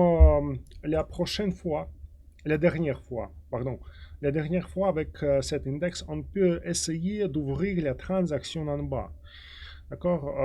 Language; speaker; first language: French; non-native, fluent; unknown